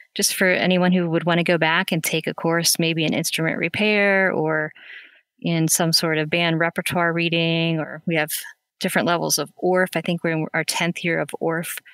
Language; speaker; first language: English; native; English